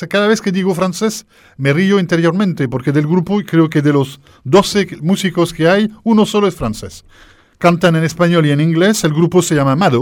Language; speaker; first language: Spanish; native; Spanish